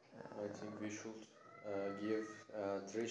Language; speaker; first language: English; non-native, learner; Turkish